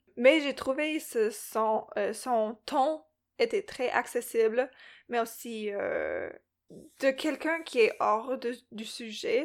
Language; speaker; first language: French; non-native, local second language; English